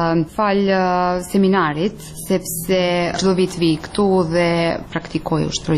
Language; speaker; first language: Albanian; non-native, fluent; Serbian